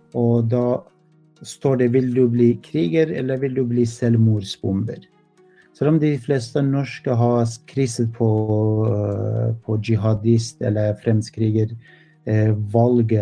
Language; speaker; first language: Norwegian; non-native, fluent; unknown